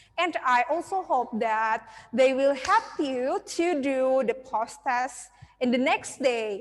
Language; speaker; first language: English; non-native, fluent; Indonesian